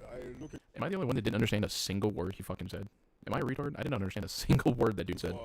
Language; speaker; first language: English; native; English